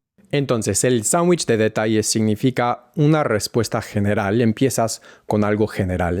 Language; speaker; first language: Spanish; non-native, fluent; English